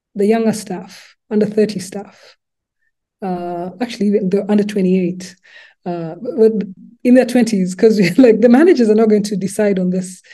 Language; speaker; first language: English; non-native, local second language; Luba-Lulua